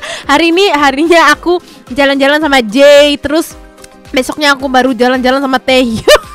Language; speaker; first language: Indonesian; native; Indonesian